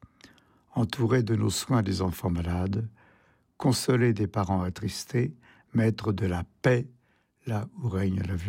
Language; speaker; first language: French; native; French